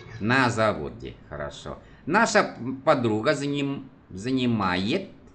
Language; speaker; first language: Russian; non-native, fluent; Vietnamese